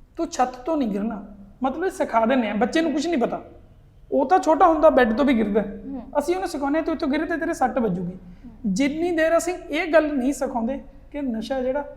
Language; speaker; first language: Punjabi; native; Punjabi